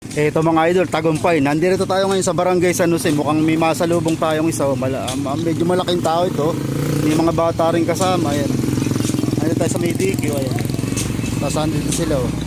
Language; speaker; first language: Filipino; native; Filipino